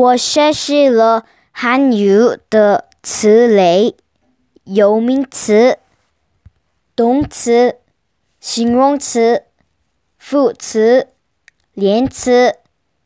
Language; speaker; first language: Chinese; non-native, learner; Korean